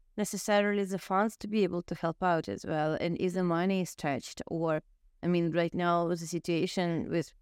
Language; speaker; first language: English; non-native, fluent; Ukrainian